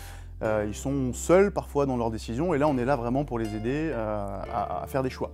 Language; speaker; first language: French; native; French